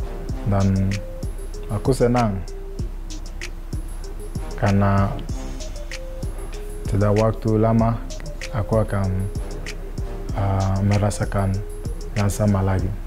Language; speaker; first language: Indonesian; non-native, fluent; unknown